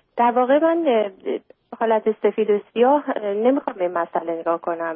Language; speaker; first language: Persian; early bilingual, heritage; Persian